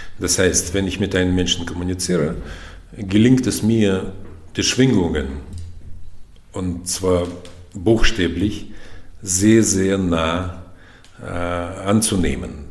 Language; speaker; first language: German; non-native, fluent; Russian